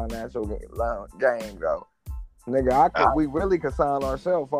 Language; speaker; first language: English; native; English